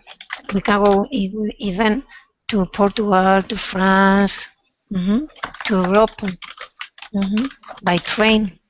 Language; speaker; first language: English; non-native, learner; Spanish